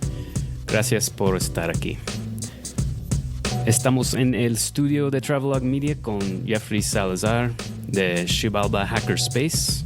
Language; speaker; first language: Spanish; non-native, fluent; English